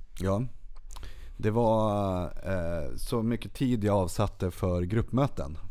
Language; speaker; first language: Swedish; native; Swedish